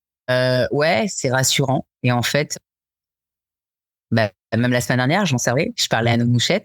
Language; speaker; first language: French; native; French